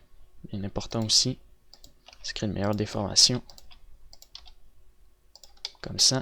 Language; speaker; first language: French; native; French